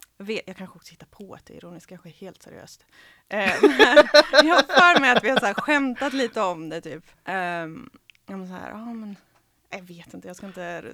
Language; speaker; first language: Swedish; early bilingual, other home language; Serbian